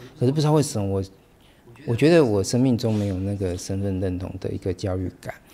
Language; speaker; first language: Chinese; native; Chinese